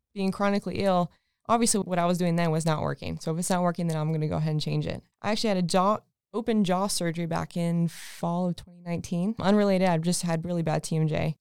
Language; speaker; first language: English; native; English